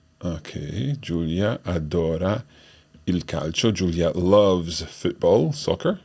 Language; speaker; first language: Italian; non-native, fluent; English